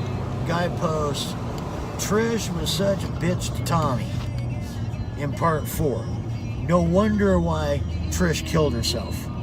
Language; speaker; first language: English; native; English